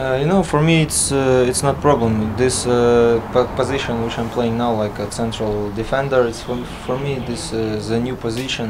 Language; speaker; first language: English; non-native, learner; Latvian